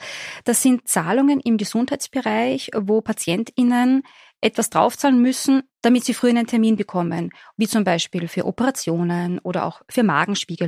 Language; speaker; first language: German; native; German